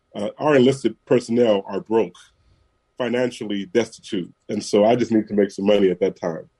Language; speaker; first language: English; native; English